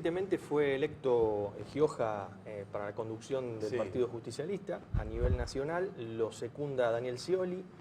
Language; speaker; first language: Spanish; native; Spanish